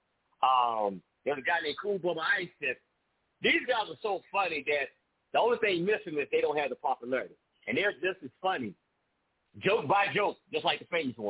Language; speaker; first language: English; native; English